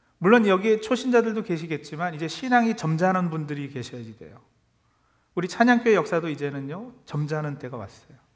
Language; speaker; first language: Korean; native; Korean